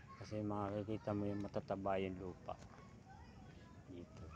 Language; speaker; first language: Filipino; non-native, local second language; Bikol